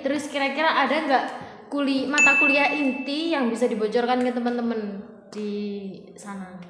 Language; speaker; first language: Indonesian; non-native, local second language; Javanese